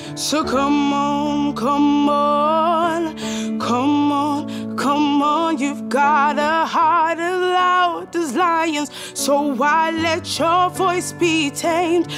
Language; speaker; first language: English; native; English